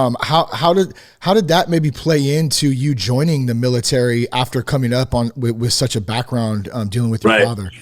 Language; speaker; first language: English; native; English